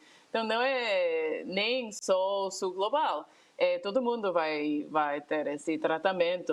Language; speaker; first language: Portuguese; non-native, fluent; English